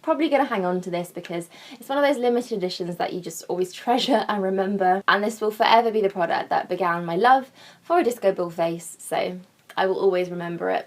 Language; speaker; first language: English; native; English